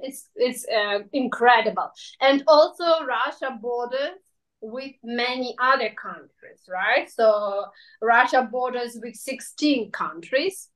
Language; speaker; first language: English; non-native, fluent; Russian